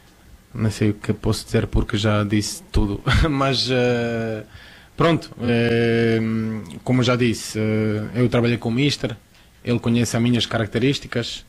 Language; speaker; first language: Portuguese; non-native, fluent; Croatian